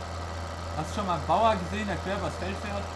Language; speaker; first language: German; native; German